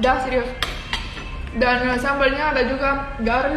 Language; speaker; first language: Indonesian; non-native, fluent; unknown